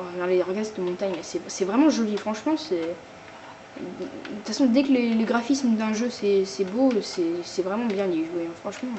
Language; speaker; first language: French; native; French